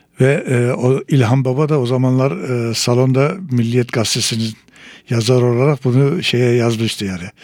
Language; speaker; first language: Turkish; native; Turkish